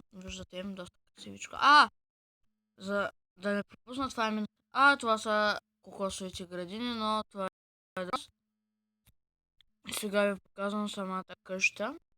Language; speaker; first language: Bulgarian; native; Bulgarian